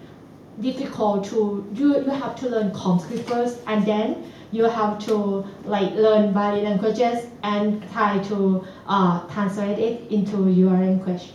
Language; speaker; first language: English; non-native, fluent; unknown